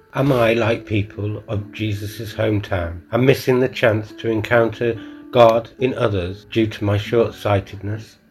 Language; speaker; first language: English; native; English